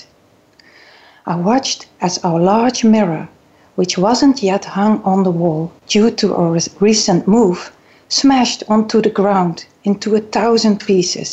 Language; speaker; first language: English; non-native, fluent; Dutch